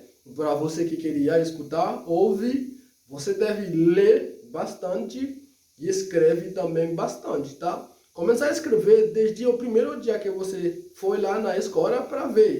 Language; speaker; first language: Portuguese; non-native, fluent; Haitian Creole